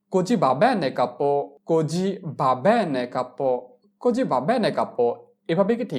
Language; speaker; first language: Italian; non-native, fluent; Bangla